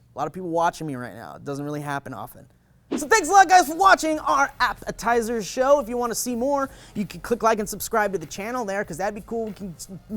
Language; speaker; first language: English; native; English